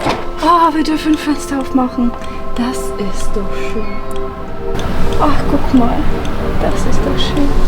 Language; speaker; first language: German; non-native, fluent; Russian